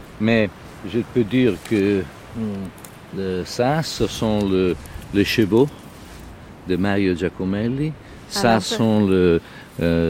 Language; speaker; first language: French; non-native, learner; Italian